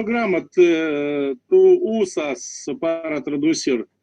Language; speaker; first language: Spanish; non-native, learner; Russian